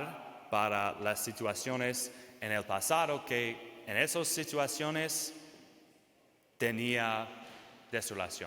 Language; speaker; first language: Spanish; non-native, fluent; English